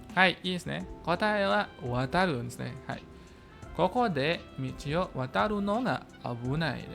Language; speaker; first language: Japanese; non-native, fluent; Indonesian